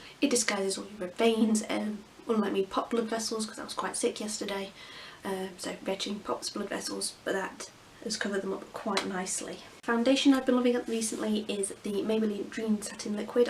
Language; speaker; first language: English; native; English